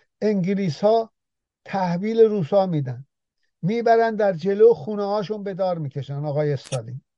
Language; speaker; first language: Persian; non-native, local second language; Azerbaijani